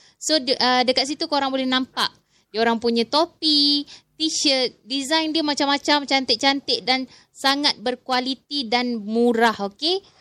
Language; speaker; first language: Malay; native; Malay